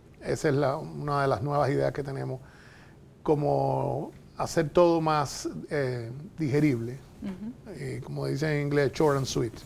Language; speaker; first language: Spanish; native; Spanish